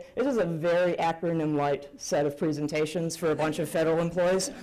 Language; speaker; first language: English; native; English